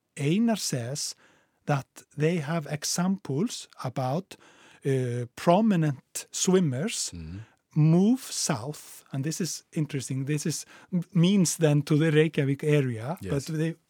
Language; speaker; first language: English; non-native, fluent; Icelandic